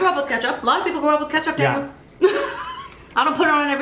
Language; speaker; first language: English; native; English